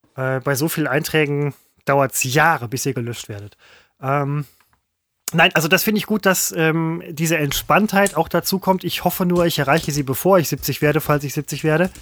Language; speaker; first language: German; native; German